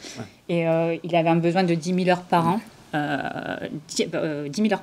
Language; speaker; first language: French; native; French